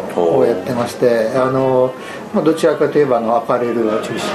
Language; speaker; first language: Japanese; non-native, fluent; Italian